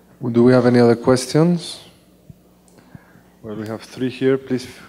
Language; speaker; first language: English; non-native, fluent; Spanish